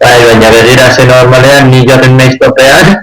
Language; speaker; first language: Basque; non-native, local second language; Spanish